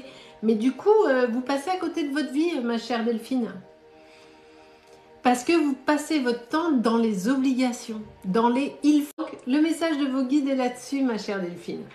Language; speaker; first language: French; native; French